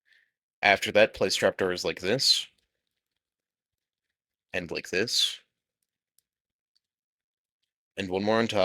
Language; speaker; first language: English; native; English